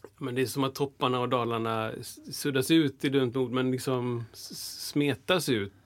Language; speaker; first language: Swedish; early bilingual, other home language; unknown